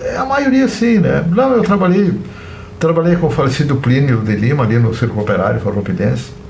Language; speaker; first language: Portuguese; native; Portuguese